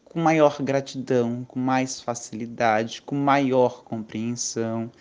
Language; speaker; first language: Portuguese; native; Portuguese